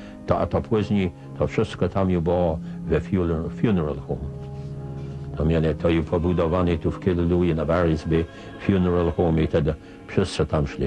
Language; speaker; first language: Polish; early bilingual, heritage; Kashubian